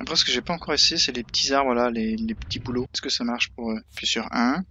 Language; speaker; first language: French; native; French